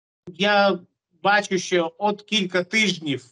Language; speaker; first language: Ukrainian; non-native, local second language; Russian